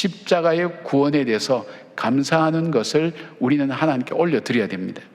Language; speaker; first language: Korean; native; Korean